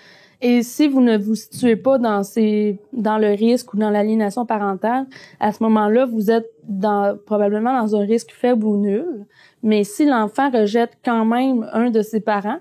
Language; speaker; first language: French; native; French